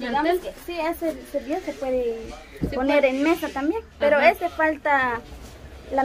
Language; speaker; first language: Spanish; non-native, local second language; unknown